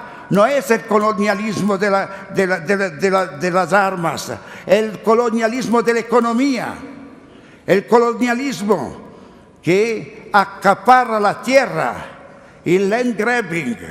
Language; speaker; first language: Spanish; non-native, learner; Italian